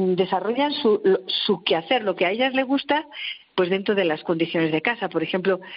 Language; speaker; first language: Spanish; native; Spanish